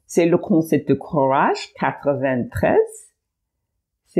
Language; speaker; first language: French; non-native, learner; English